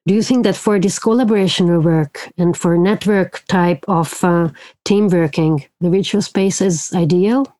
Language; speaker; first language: English; non-native, fluent; Hungarian